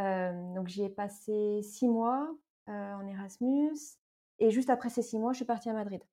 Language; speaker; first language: French; native; French